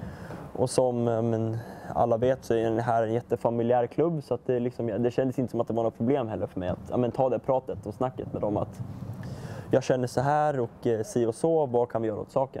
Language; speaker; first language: Swedish; native; Swedish